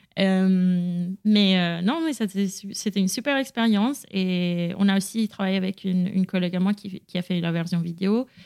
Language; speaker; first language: French; non-native, fluent; Spanish